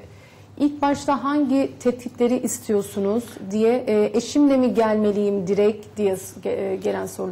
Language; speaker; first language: Turkish; native; Turkish